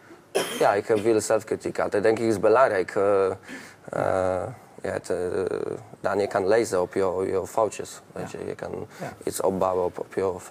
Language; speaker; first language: Dutch; non-native, learner; Polish